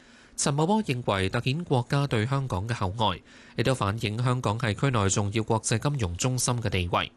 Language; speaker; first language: Chinese; non-native, local second language; Cantonese